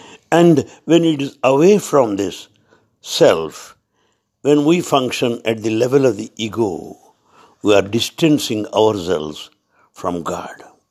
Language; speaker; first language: English; non-native, local second language; Telugu